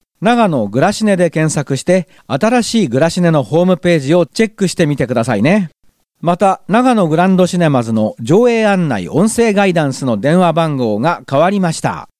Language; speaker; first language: Japanese; native; Japanese